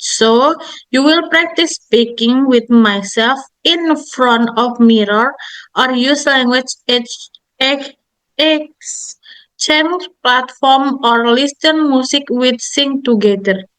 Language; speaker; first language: English; non-native, learner; Indonesian